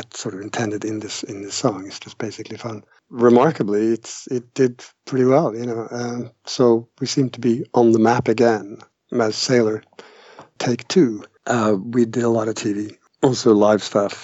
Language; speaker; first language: English; non-native, fluent; Norwegian